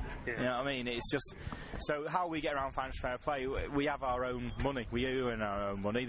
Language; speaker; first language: English; native; English